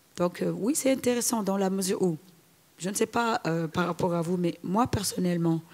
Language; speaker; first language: French; non-native, local second language; Wolof